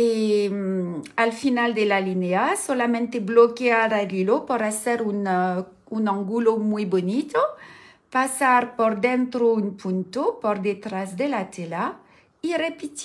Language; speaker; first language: Spanish; non-native, learner; French